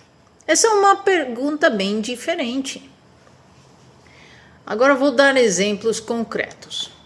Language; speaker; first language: Portuguese; non-native, fluent; Spanish